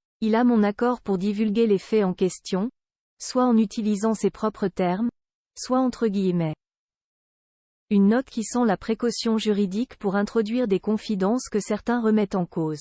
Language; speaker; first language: French; native; French